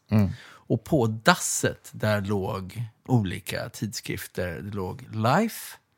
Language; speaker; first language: Swedish; native; Swedish